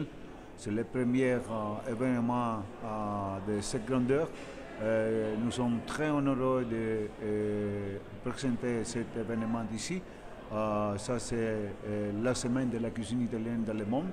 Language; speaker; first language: French; non-native, fluent; Italian